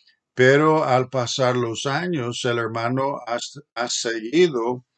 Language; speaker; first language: Spanish; non-native, fluent; English